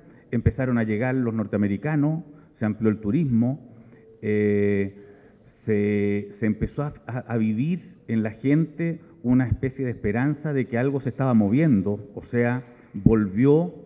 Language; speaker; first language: Spanish; native; Spanish